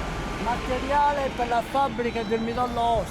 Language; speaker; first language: Italian; native; Italian